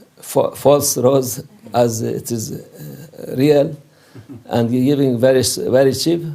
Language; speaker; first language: English; non-native, learner; Turkish